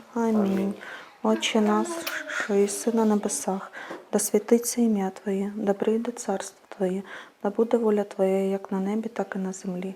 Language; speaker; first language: Ukrainian; native; Ukrainian